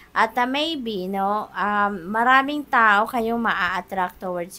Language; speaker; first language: English; non-native, local second language; Filipino